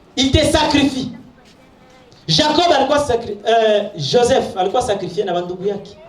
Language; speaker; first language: French; non-native, local second language; Swahili